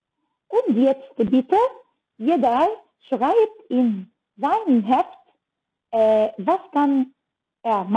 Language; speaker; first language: German; non-native, learner; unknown